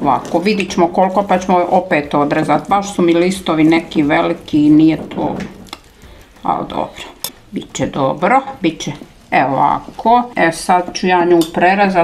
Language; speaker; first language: Croatian; native; Croatian